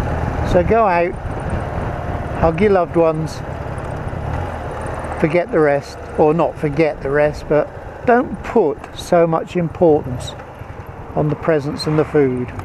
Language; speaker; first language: English; native; English